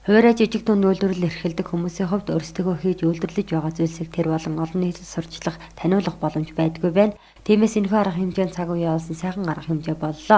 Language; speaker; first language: Mongolian; native; Mongolian